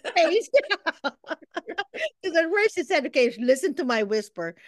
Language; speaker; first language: English; non-native, local second language; Filipino